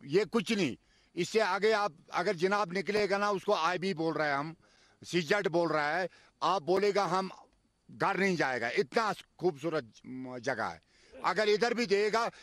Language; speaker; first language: Hindi; non-native, local second language; Kashmiri